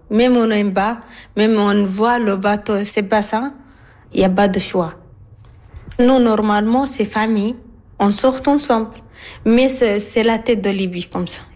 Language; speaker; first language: French; non-native, learner; Arabic